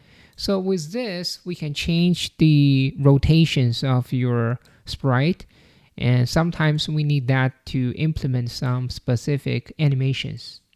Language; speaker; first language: English; non-native, fluent; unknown